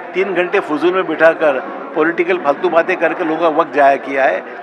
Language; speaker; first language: Hindi; non-native, local second language; Marathi